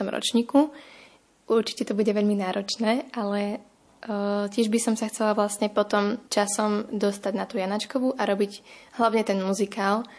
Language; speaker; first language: Slovak; native; Slovak